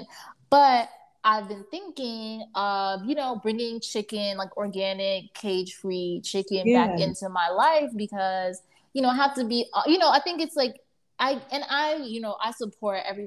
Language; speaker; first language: English; native; English